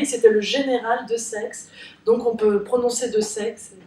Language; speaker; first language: French; native; French